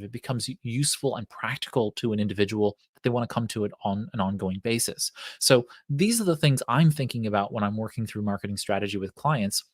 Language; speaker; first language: English; native; English